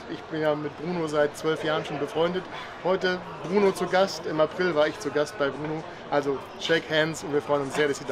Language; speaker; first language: German; native; German